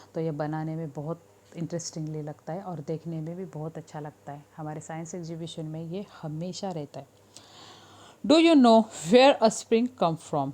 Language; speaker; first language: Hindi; non-native, local second language; Marathi